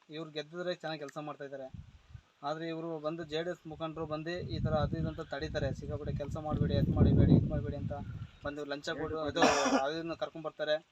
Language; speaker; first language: Kannada; native; Kannada